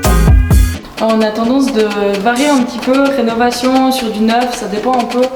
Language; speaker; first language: French; native; French